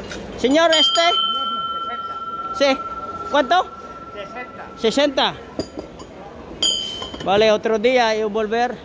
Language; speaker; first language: Spanish; non-native, learner; Filipino